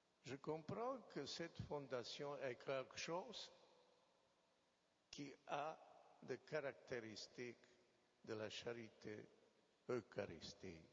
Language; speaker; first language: French; non-native, fluent; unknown